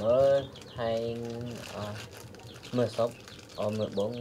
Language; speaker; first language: Vietnamese; non-native, local second language; Hmong